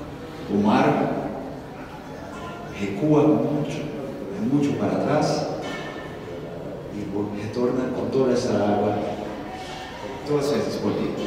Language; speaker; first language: Spanish; non-native, learner; Portuguese